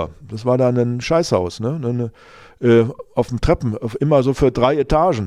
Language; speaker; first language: German; native; German